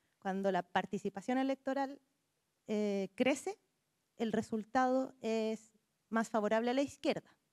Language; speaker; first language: Spanish; native; Spanish